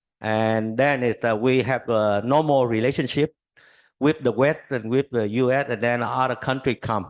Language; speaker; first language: English; non-native, learner; Vietnamese